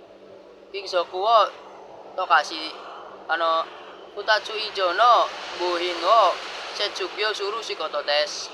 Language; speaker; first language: Japanese; non-native, learner; Indonesian